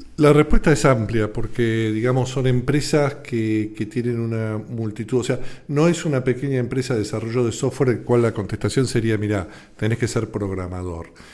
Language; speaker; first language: Spanish; native; Spanish